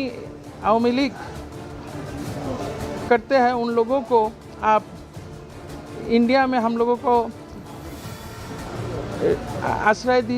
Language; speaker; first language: Hindi; non-native, fluent; Bangla